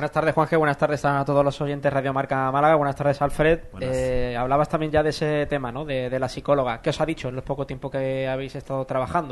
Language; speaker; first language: Spanish; native; Spanish